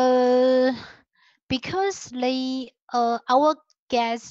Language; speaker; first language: English; non-native, learner; Chinese